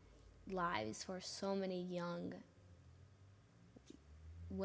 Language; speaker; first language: English; early bilingual, other home language; Amharic